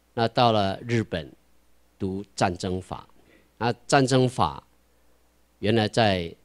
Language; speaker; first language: Chinese; non-native, local second language; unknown